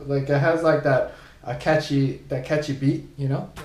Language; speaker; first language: English; native; English